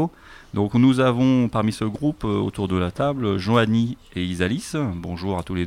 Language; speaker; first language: French; native; French